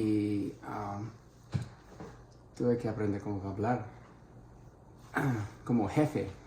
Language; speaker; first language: Spanish; non-native, fluent; English